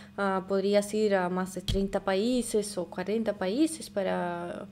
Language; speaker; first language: Spanish; non-native, fluent; Russian